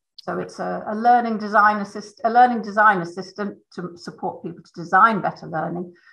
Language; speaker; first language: English; native; English